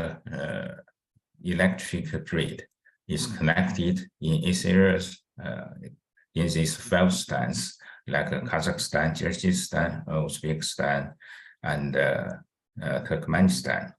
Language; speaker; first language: English; non-native, fluent; Chinese